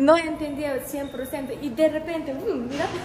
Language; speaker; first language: Spanish; non-native, learner; Japanese